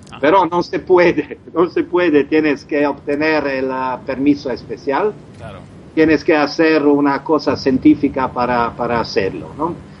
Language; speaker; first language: Spanish; non-native, learner; Croatian